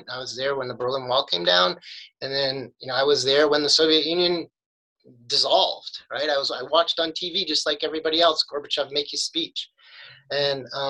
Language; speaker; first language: English; native; English